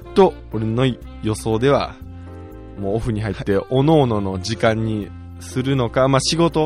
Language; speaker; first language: Japanese; native; Japanese